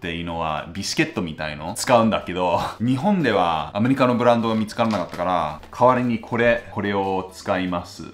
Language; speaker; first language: Japanese; non-native, fluent; English